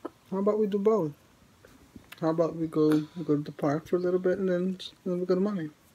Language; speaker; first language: English; non-native, fluent; Portuguese